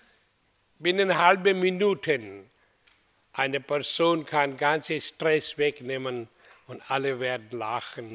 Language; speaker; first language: German; non-native, fluent; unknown